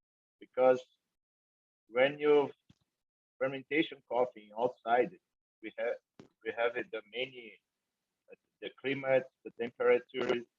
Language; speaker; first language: English; non-native, learner; Portuguese